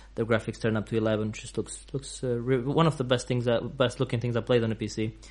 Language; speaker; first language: English; non-native, fluent; Portuguese